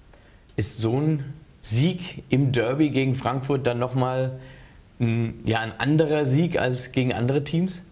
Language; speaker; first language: German; native; German